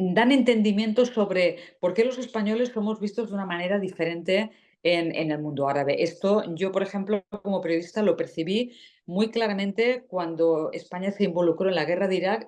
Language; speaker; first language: Spanish; native; Spanish